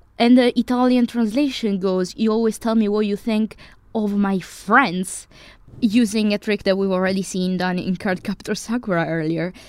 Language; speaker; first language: English; non-native, fluent; Italian